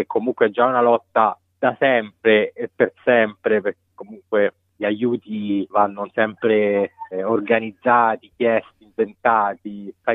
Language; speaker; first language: Italian; native; Italian